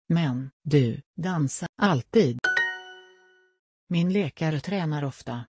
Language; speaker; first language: Swedish; non-native, learner; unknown